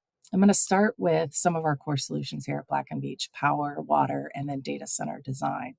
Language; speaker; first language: English; native; English